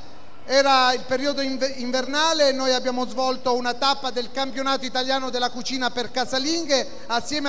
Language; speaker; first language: Italian; native; Italian